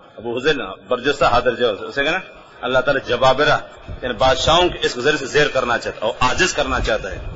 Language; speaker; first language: Urdu; non-native, local second language; Pashto